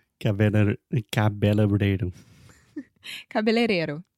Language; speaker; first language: Portuguese; non-native, fluent; English